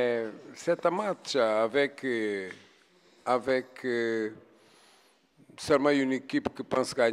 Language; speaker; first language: French; non-native, fluent; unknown